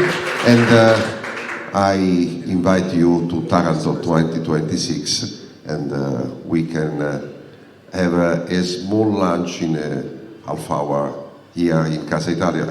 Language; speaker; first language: English; non-native, fluent; Italian